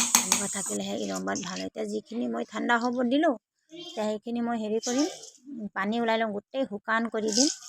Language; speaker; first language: Assamese; non-native, local second language; Manipuri